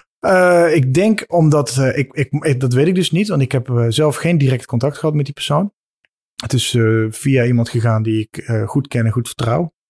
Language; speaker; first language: Dutch; native; Dutch